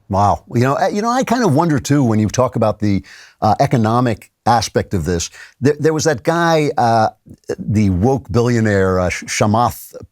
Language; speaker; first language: English; native; English